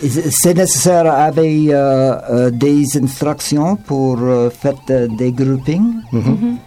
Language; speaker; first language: French; non-native, learner; English